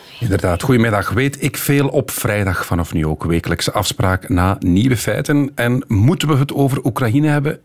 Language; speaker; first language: Dutch; native; Dutch